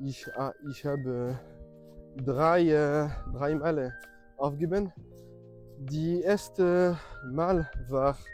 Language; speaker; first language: German; non-native, learner; French